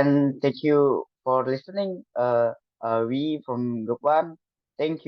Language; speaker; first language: English; non-native, learner; Indonesian